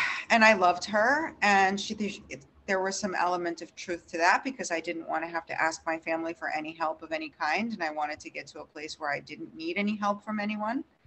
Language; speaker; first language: English; early bilingual, other home language; Russian